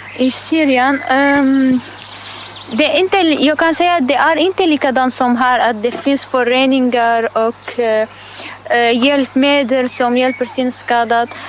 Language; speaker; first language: Swedish; non-native, learner; Arabic